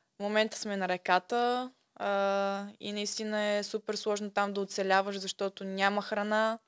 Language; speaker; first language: Bulgarian; early bilingual, other home language; Russian